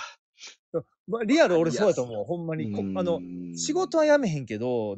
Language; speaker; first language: Japanese; native; Japanese